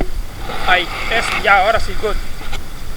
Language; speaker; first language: Spanish; native; Spanish